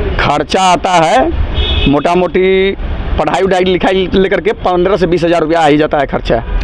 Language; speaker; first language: Hindi; native; Hindi